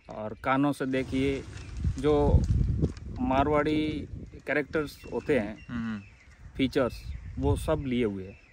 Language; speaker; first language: Hindi; native; Hindi